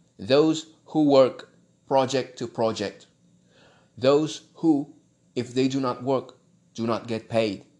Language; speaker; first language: English; non-native, local second language; Filipino